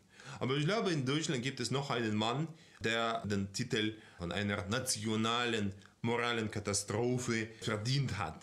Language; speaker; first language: German; non-native, fluent; Russian